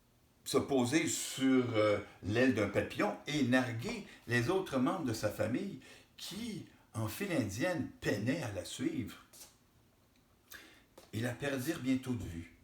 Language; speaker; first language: French; native; French